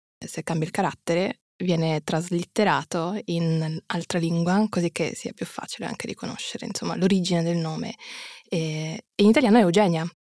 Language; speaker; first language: Italian; early bilingual, other home language; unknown